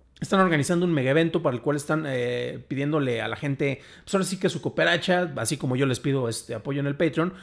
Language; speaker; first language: Spanish; native; Spanish